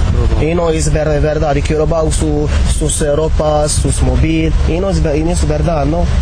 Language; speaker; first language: Spanish; non-native, learner; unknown